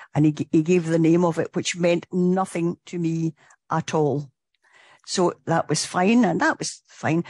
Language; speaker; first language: English; native; English